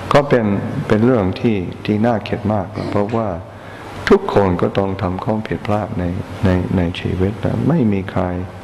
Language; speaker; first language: Thai; non-native, fluent; English